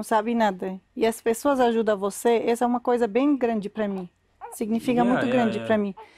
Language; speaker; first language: Portuguese; non-native, learner; Arabic